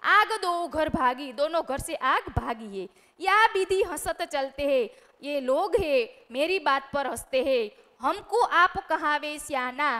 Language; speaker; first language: Hindi; non-native, local second language; Gujarati